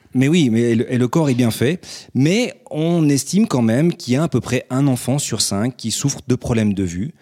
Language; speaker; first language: French; native; French